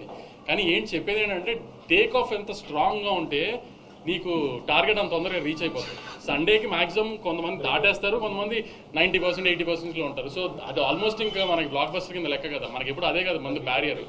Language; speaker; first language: Telugu; native; Telugu